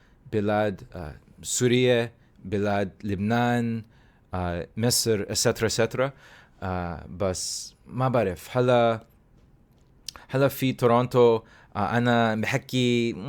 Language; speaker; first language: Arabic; non-native, learner; English